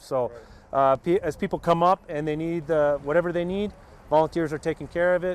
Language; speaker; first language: English; native; English